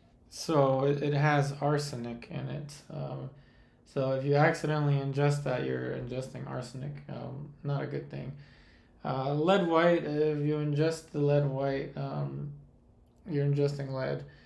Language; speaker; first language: English; early bilingual, other home language; Spanish